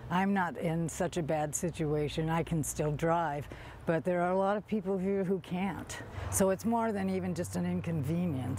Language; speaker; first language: English; native; English